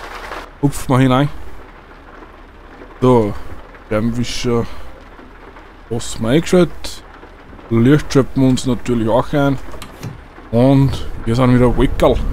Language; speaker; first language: German; native; German